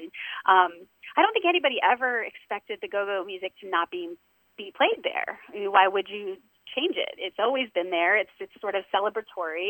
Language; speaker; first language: English; native; English